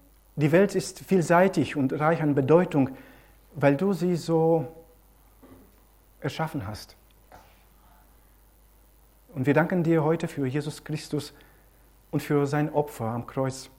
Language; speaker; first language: German; non-native, fluent; Romanian